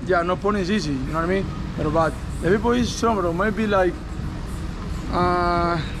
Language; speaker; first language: English; non-native, learner; Spanish